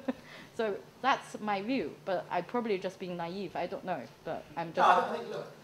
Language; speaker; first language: English; non-native, fluent; Chinese